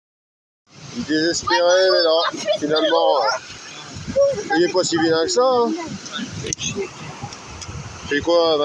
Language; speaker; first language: French; native; French